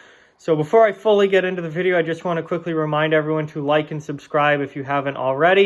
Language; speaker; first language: English; native; English